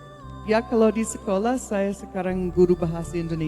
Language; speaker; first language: Indonesian; non-native, learner; English